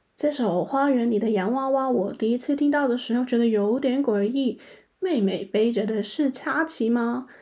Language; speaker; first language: Chinese; non-native, local second language; Cantonese